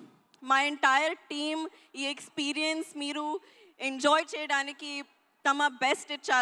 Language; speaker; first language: Telugu; non-native, local second language; Hindi